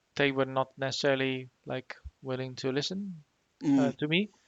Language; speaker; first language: English; non-native, fluent; Dutch